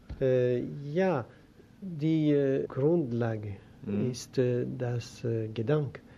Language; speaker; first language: German; non-native, learner; Greek